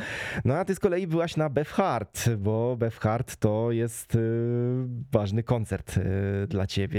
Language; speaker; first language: Polish; native; Polish